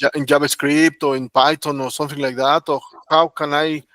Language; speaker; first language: English; non-native, learner; Spanish